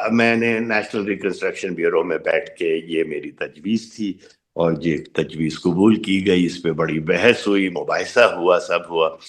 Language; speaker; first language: Urdu; native; Urdu